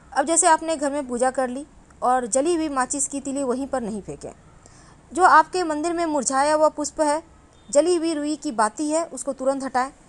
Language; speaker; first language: Hindi; native; Hindi